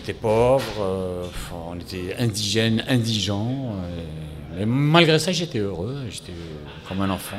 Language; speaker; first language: French; non-native, local second language; Arabic